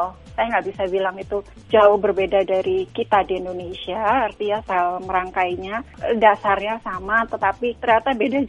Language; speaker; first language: Indonesian; native; Indonesian